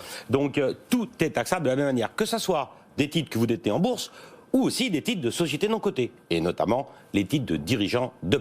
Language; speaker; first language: French; native; French